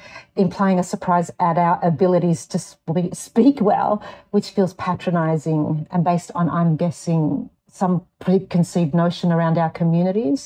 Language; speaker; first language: English; native; English